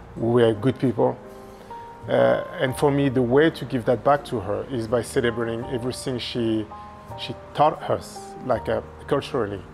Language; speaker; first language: English; non-native, fluent; French